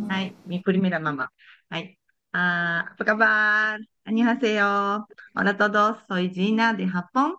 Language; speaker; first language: Spanish; non-native, learner; Japanese